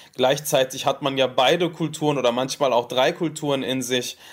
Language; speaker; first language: German; native; German